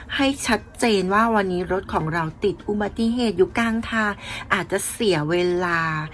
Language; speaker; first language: Thai; native; Thai